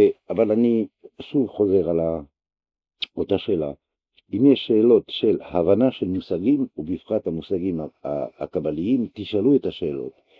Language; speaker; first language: Hebrew; non-native, fluent; French